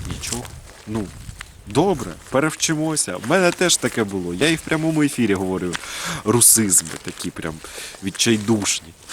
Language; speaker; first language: Ukrainian; non-native, local second language; Russian